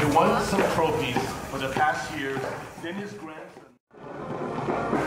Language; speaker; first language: English; early bilingual, other home language; Spanish